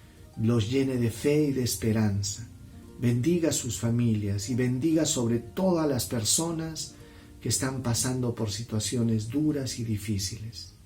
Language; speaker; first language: Spanish; native; Spanish